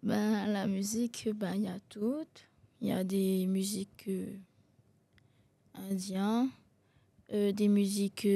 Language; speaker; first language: French; non-native, local second language; Réunion Creole French